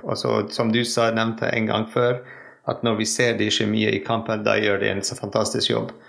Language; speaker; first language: Norwegian; non-native, fluent; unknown